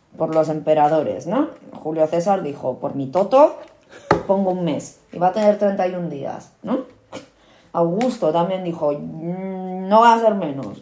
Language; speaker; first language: Spanish; early bilingual, other home language; Korean